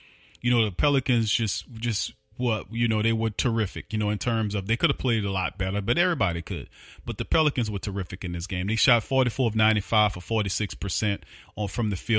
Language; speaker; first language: English; native; English